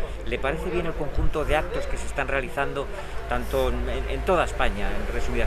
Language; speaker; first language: Spanish; native; Spanish